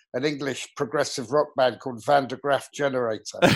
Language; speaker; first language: English; native; English